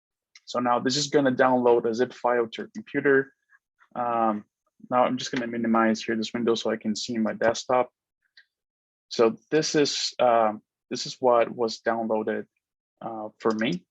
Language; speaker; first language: English; non-native, fluent; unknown